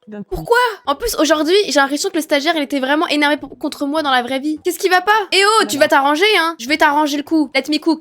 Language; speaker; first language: French; native; French